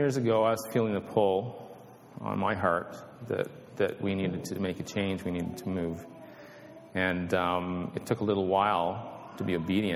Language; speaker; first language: English; native; English